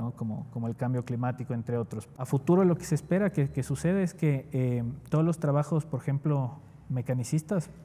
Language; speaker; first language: Spanish; native; Spanish